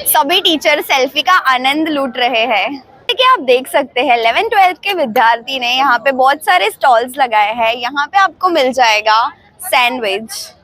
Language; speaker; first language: Hindi; non-native, local second language; Marathi